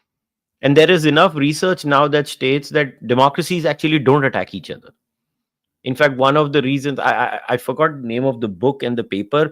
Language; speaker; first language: English; non-native, local second language; Hindi